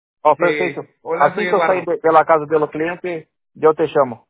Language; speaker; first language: Spanish; non-native, learner; Portuguese